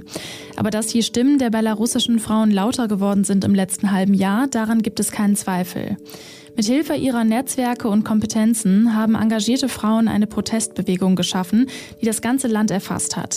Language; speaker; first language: German; native; German